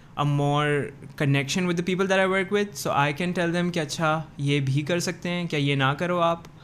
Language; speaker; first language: English; early bilingual, other home language; Urdu